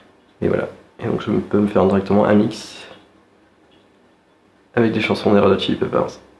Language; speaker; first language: French; native; French